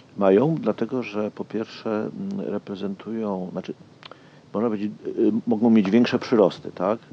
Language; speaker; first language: Polish; native; Polish